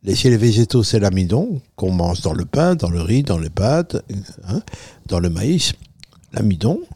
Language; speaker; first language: French; non-native, fluent; Italian